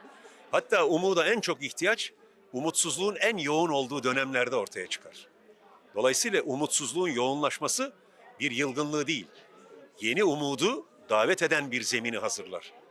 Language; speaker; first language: Turkish; native; Turkish